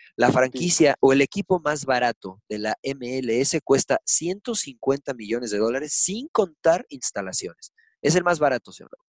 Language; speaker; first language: Spanish; early bilingual, heritage; Spanish